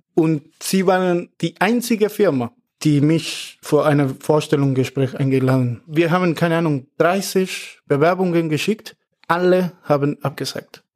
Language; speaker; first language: German; non-native, fluent; Spanish